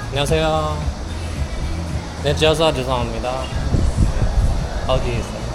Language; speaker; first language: Korean; non-native, learner; Arabic